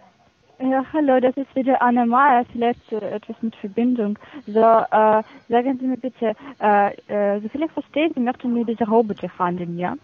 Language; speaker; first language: German; non-native, fluent; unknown